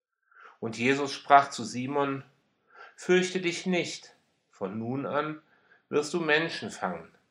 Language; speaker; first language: German; native; German